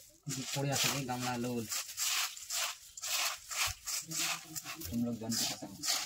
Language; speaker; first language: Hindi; non-native, local second language; Bangla